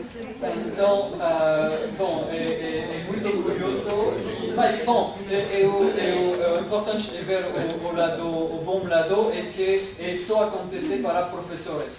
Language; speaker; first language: Portuguese; non-native, fluent; French